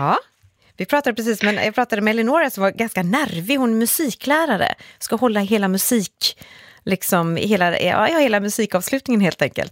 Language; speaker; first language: Swedish; native; Swedish